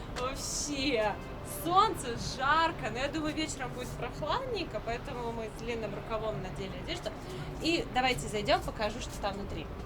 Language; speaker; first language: Russian; native; Russian